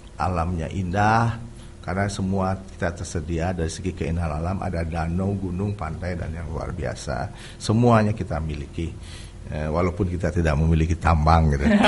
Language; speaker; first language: Indonesian; non-native, local second language; Balinese